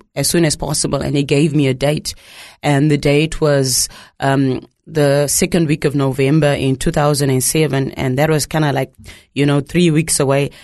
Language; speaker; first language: English; non-native, local second language; Shona